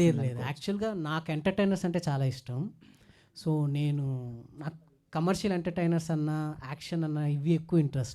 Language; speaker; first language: Telugu; native; Telugu